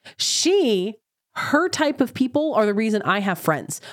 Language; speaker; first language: English; native; English